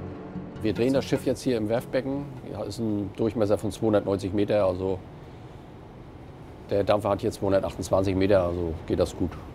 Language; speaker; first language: German; native; German